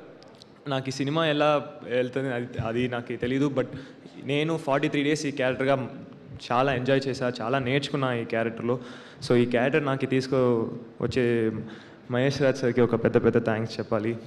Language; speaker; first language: Telugu; non-native, learner; Tamil